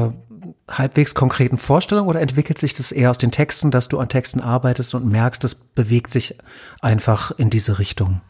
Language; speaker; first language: German; native; German